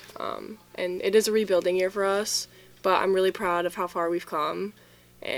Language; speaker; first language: English; native; English